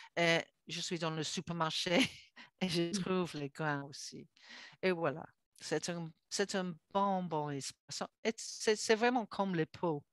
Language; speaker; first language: French; non-native, learner; English